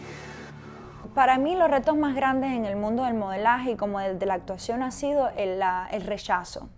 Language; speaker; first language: Spanish; native; Spanish